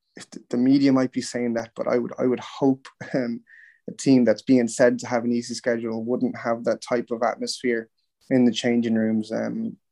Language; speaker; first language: English; native; English